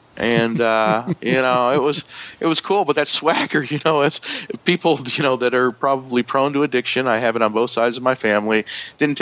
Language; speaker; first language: English; native; English